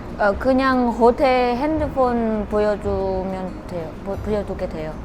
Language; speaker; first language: Korean; non-native, learner; Vietnamese